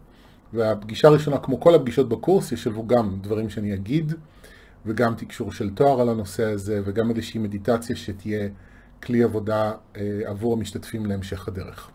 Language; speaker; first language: Hebrew; native; Hebrew